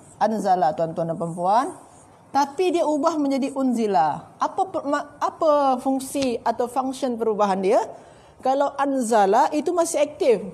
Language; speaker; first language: Malay; native; Malay